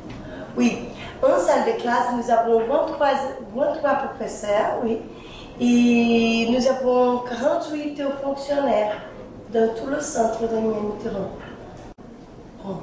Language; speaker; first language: French; non-native, fluent; Portuguese